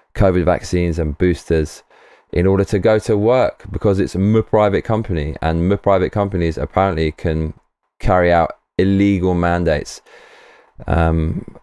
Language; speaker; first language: English; native; English